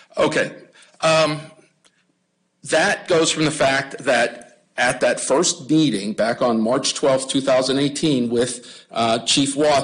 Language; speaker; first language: English; native; English